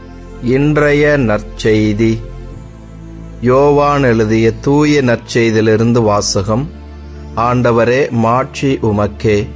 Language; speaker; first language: Tamil; native; Tamil